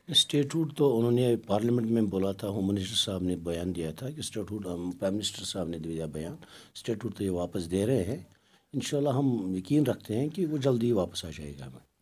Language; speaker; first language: Hindi; non-native, local second language; Kashmiri